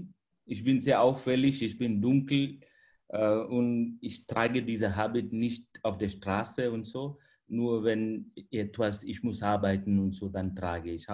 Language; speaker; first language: German; non-native, fluent; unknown